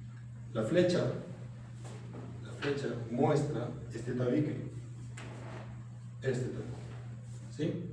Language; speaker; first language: Spanish; native; Spanish